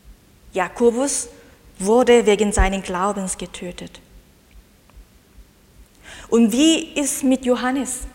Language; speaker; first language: German; non-native, fluent; Korean